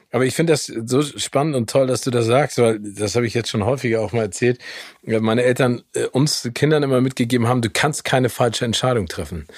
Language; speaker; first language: German; native; German